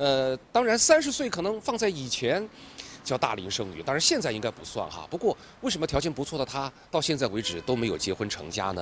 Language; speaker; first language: Chinese; native; Chinese